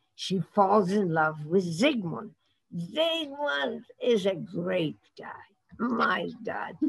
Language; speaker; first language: English; non-native, fluent; Polish